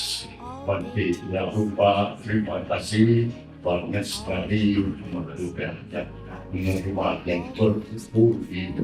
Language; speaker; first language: Indonesian; non-native, learner; Thai